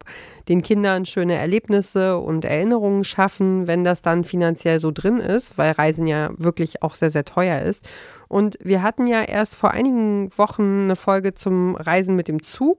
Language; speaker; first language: German; native; German